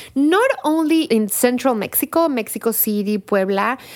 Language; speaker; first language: English; non-native, fluent; Spanish